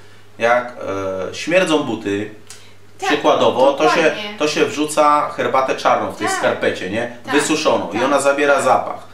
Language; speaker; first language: Polish; native; Polish